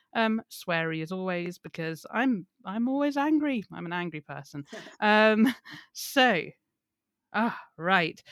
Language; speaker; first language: English; native; English